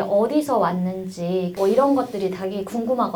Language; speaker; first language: Korean; native; Korean